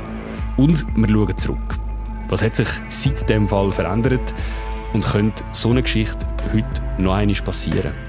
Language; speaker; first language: German; native; German